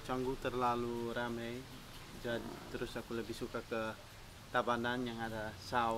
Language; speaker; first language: Indonesian; non-native, fluent; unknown